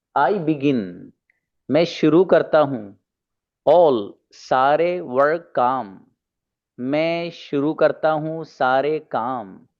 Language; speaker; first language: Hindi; native; Hindi